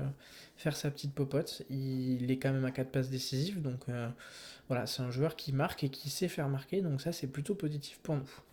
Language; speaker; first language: French; native; French